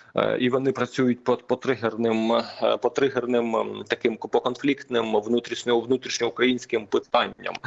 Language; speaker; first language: Ukrainian; non-native, local second language; Russian